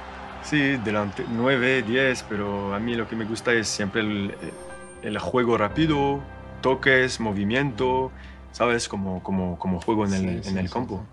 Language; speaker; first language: Spanish; non-native, learner; French